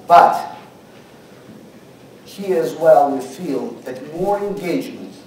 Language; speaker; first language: English; non-native, fluent; Georgian